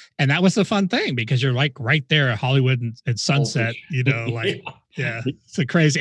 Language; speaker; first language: English; native; English